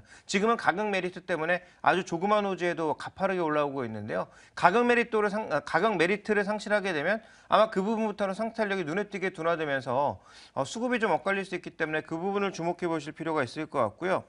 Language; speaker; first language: Korean; native; Korean